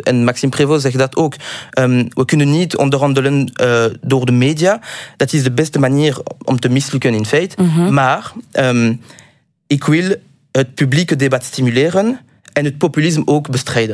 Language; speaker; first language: Dutch; non-native, local second language; French